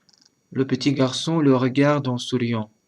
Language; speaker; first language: French; non-native, learner; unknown